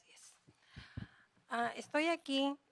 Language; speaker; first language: Spanish; native; Spanish